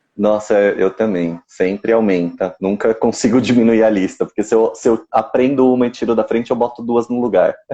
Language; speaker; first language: Portuguese; native; Portuguese